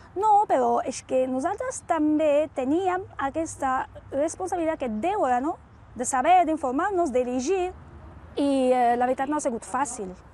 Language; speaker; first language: Catalan; non-native, fluent; Arabic